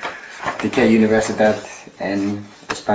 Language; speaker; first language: Spanish; non-native, learner; English